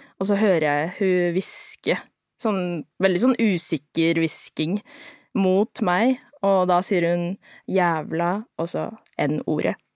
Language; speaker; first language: Norwegian; early bilingual, other home language; Filipino